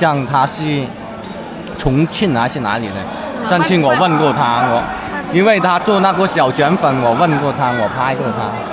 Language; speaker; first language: Chinese; non-native, fluent; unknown